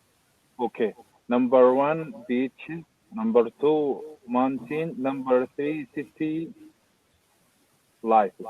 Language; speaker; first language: English; non-native, learner; Arabic